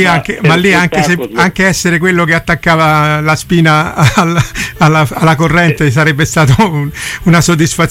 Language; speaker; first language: Italian; native; Italian